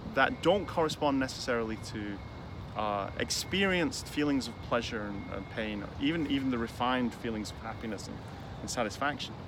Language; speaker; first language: English; native; English